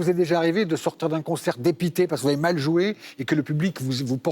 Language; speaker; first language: French; native; French